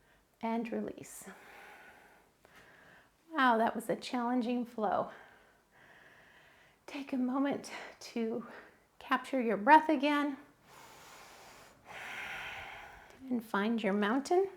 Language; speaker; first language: English; native; English